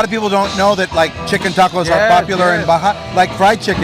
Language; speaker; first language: English; native; English